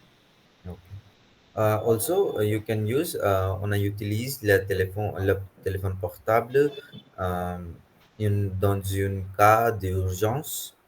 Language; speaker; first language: French; non-native, fluent; Hindi